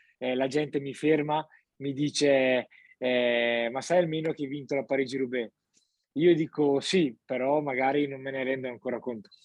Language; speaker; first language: Italian; native; Italian